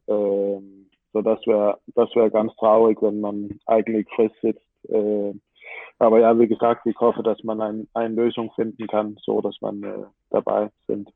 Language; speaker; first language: German; non-native, fluent; Danish